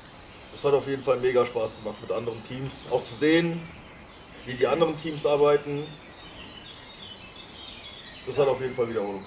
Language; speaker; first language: German; native; German